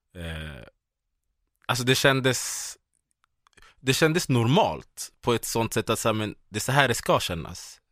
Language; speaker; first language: Swedish; early bilingual, other home language; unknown